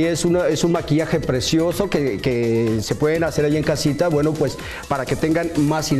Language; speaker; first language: Spanish; native; Spanish